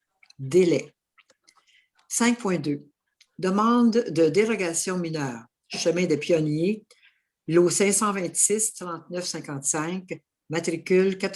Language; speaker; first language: French; native; French